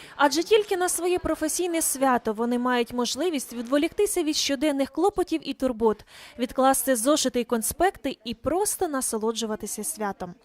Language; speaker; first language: Ukrainian; native; Ukrainian